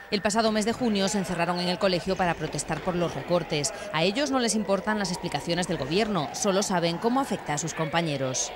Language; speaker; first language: Spanish; native; Spanish